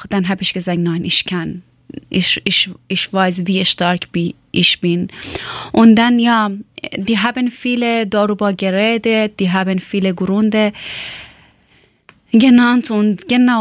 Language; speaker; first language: German; non-native, learner; Persian